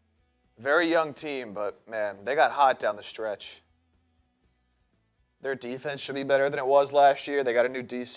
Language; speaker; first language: English; native; English